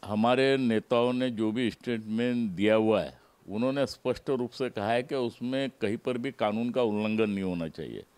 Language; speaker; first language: Hindi; non-native, local second language; Marathi